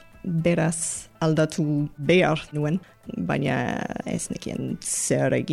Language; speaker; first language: Basque; non-native, learner; English